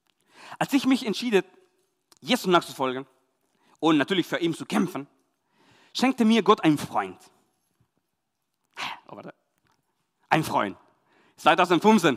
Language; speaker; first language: German; non-native, learner; Spanish